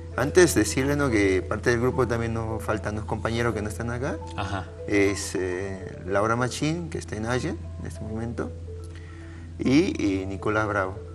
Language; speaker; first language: Spanish; native; Spanish